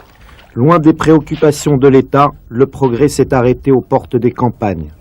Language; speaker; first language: French; native; French